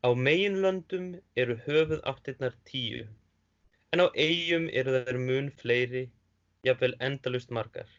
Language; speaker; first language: Icelandic; native; Icelandic